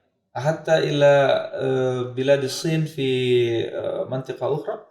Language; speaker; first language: Arabic; non-native, fluent; Indonesian